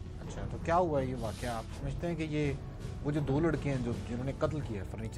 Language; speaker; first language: Urdu; native; Urdu